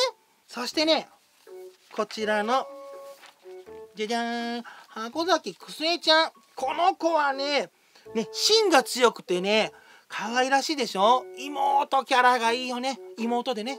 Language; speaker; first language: Japanese; native; Japanese